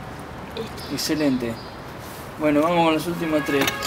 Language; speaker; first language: Spanish; native; Spanish